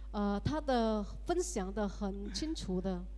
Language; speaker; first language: Chinese; early bilingual, heritage; Indonesian